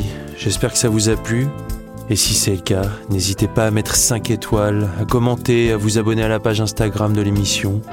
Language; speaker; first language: French; native; French